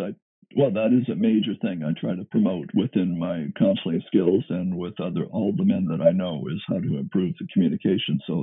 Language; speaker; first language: English; native; English